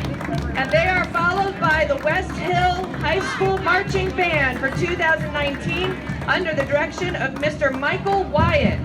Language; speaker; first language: English; native; English